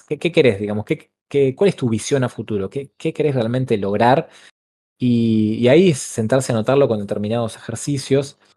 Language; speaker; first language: Spanish; native; Spanish